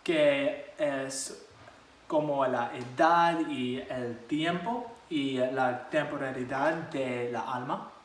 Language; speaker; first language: Spanish; non-native, learner; English